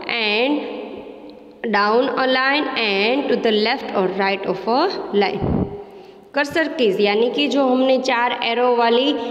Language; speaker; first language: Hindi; non-native, local second language; Gujarati